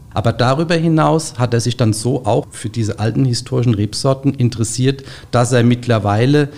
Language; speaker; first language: German; native; German